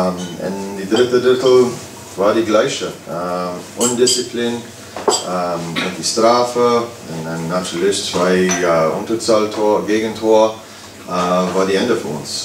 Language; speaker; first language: German; non-native, fluent; English